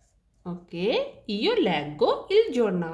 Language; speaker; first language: Italian; non-native, learner; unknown